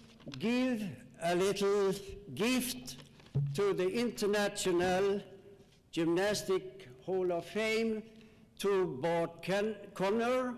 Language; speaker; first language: English; non-native, learner; Swedish